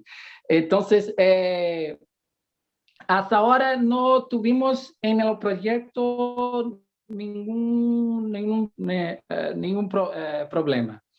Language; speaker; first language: Spanish; non-native, fluent; Portuguese